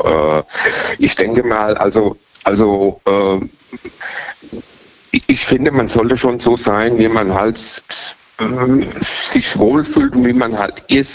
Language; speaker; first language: German; native; German